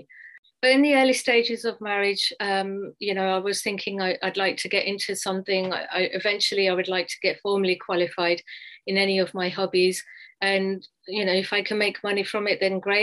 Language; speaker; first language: English; native; English